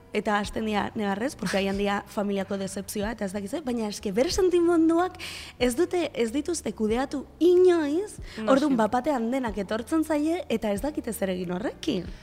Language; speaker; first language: Basque; non-native, local second language; Spanish